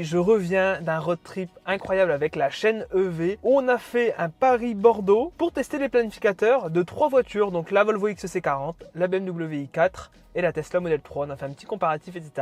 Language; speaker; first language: French; native; French